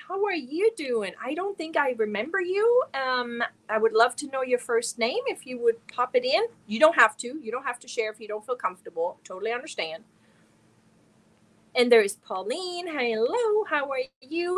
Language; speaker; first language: English; early bilingual, other home language; German